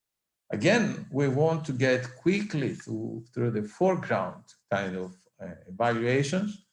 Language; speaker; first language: English; non-native, fluent; Greek